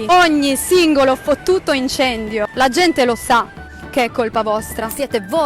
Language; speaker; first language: Italian; native; Italian